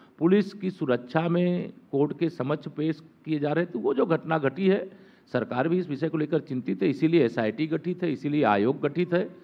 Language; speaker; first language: Hindi; native; Hindi